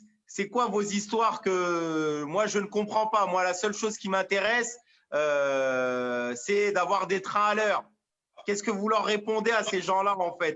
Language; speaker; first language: French; native; French